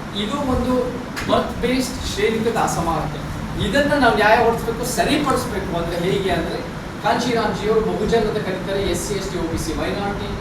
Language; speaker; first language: Kannada; early bilingual, heritage; Kannada